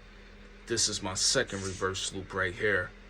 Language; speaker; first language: English; native; English